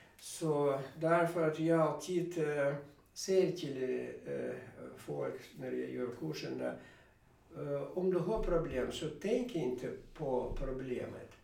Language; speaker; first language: Swedish; non-native, fluent; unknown